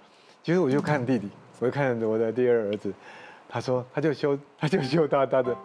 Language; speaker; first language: Chinese; native; Chinese